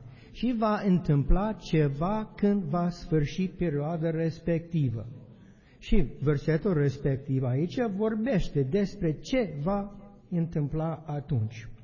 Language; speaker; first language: Romanian; non-native, learner; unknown